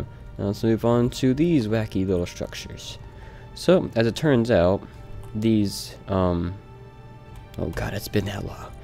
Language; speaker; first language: English; native; English